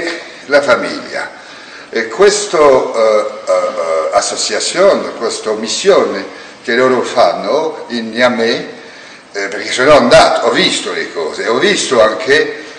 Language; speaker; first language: Italian; non-native, learner; French